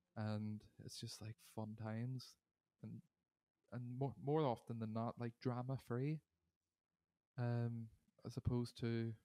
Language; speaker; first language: English; native; English